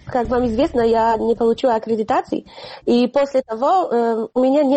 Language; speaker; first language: Russian; non-native, fluent; Polish